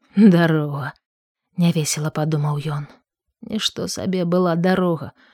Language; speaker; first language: Belarusian; native; Belarusian